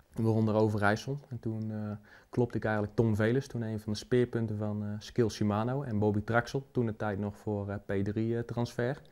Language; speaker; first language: Dutch; native; Dutch